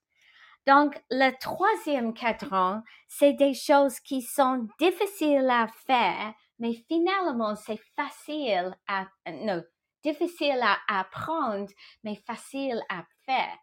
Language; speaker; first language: French; non-native, fluent; English